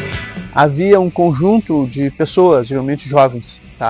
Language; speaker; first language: Portuguese; native; Portuguese